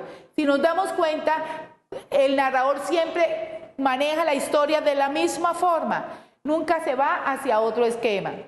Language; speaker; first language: Spanish; native; Spanish